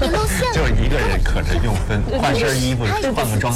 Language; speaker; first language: Chinese; native; Chinese